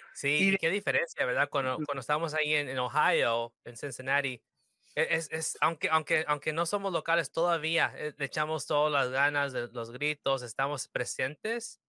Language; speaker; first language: Spanish; early bilingual, heritage; Spanish